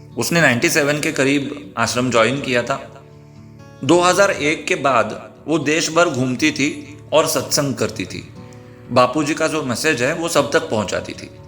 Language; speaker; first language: Hindi; non-native, local second language; Marathi